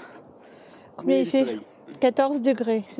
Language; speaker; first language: French; native; French